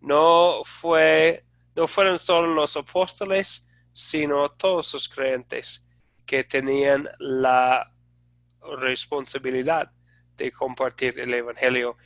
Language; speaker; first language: Spanish; non-native, fluent; English